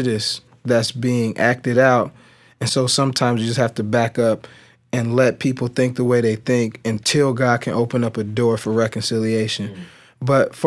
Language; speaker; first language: English; native; English